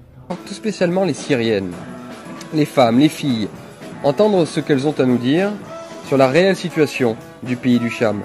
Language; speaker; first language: French; native; French